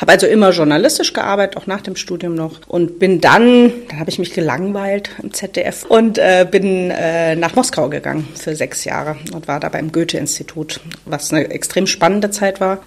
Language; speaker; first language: German; native; German